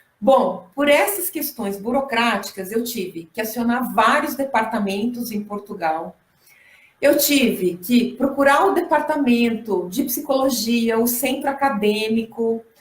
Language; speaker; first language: Portuguese; native; Portuguese